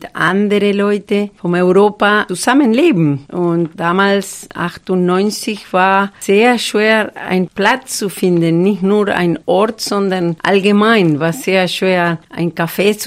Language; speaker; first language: German; non-native, fluent; Spanish